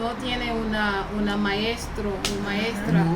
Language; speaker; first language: Spanish; early bilingual, heritage; English